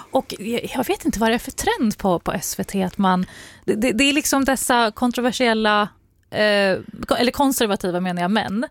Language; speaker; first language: Swedish; native; Swedish